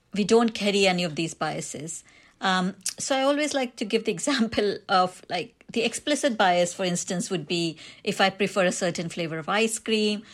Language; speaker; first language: English; non-native, local second language; Hindi